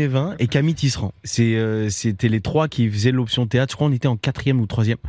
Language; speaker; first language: French; native; French